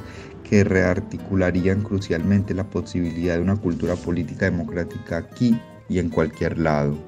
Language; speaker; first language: Spanish; native; Spanish